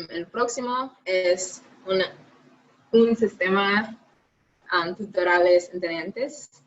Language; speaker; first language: Spanish; non-native, learner; English